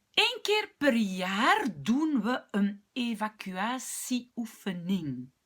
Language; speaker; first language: Dutch; non-native, local second language; French